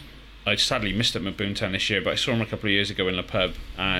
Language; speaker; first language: English; native; English